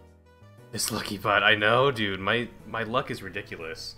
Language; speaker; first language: English; native; English